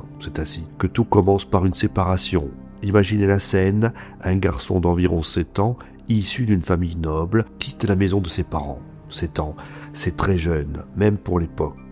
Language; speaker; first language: French; native; French